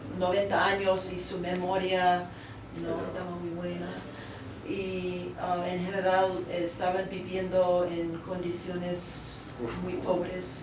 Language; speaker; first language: Spanish; non-native, fluent; English